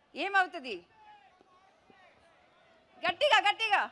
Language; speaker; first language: Telugu; non-native, learner; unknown